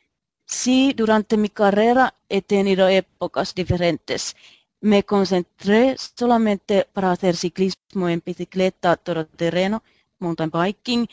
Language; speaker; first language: Spanish; non-native, learner; Finnish